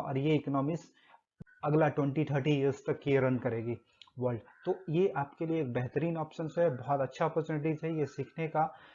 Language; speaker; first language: Hindi; native; Hindi